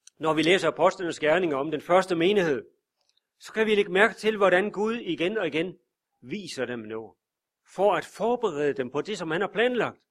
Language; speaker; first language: Danish; native; Danish